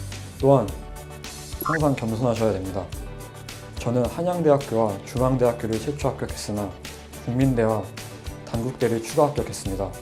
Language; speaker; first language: Korean; native; Korean